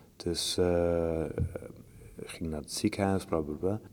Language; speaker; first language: Dutch; non-native, fluent; English